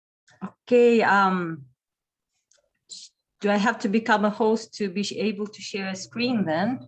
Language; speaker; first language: English; non-native, fluent; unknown